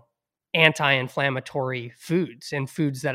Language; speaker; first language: English; native; English